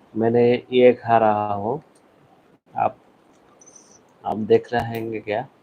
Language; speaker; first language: Hindi; non-native, learner; Bangla